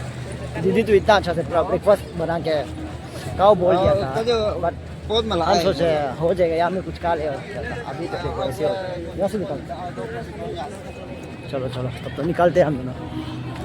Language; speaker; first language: Hindi; non-native, local second language; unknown